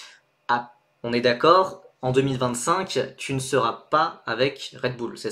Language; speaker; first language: French; native; French